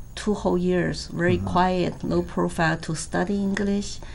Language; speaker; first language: English; non-native, fluent; Chinese